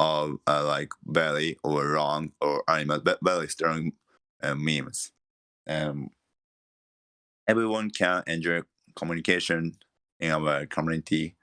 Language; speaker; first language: English; non-native, learner; Japanese